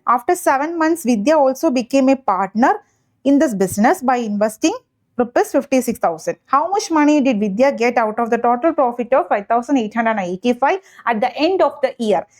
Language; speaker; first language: English; non-native, local second language; Malayalam